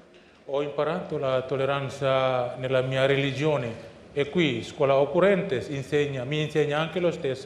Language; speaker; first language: Italian; non-native, learner; Indonesian